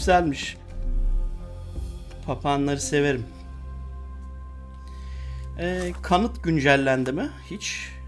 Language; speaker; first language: Turkish; native; Turkish